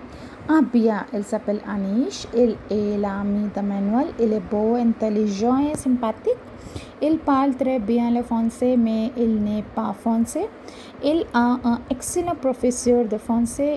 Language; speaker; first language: French; non-native, fluent; Hindi